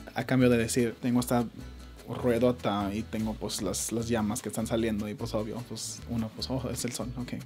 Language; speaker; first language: Spanish; early bilingual, heritage; Spanish